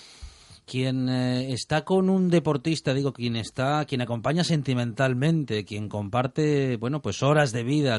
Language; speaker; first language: Spanish; native; Spanish